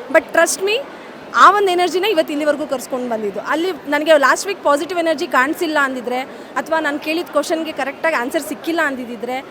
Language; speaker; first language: Kannada; native; Kannada